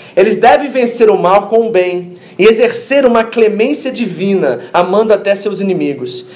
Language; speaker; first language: Portuguese; native; Portuguese